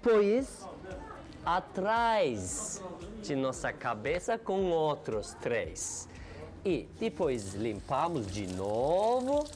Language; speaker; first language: Portuguese; non-native, learner; Turkish